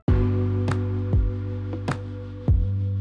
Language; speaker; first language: English; non-native, local second language; Filipino